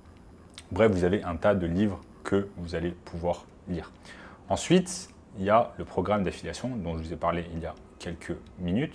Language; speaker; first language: French; native; French